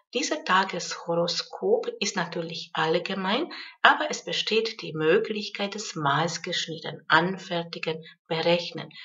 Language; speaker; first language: German; non-native, fluent; Hungarian